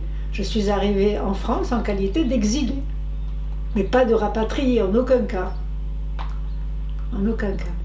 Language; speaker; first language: French; native; French